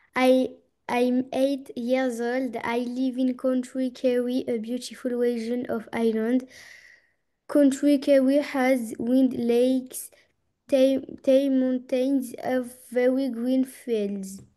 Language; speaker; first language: English; non-native, learner; French